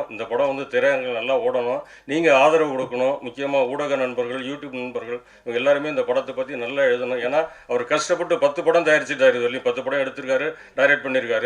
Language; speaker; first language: Tamil; native; Tamil